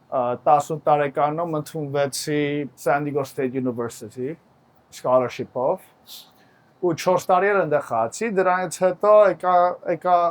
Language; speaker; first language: Armenian; early bilingual, heritage; Armenian